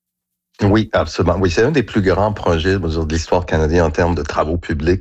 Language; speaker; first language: French; native; French